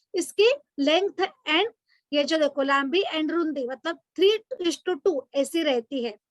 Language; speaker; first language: Hindi; non-native, local second language; Marathi